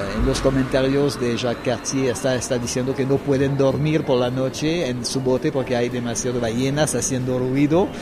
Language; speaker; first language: Spanish; non-native, fluent; French